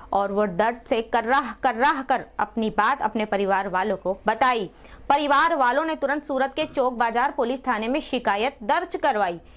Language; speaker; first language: Hindi; non-native, local second language; Gujarati